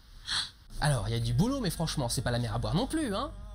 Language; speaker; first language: French; native; French